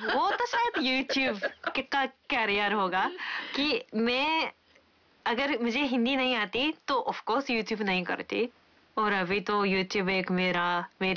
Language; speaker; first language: Hindi; non-native, fluent; Japanese